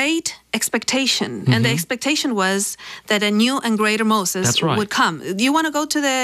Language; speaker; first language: English; non-native, fluent; Spanish